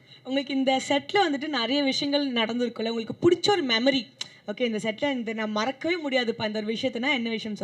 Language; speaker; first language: Tamil; native; Tamil